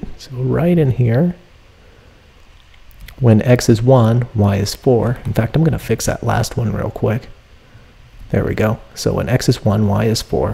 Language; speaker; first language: English; native; English